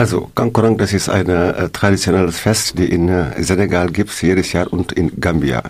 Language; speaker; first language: German; non-native, learner; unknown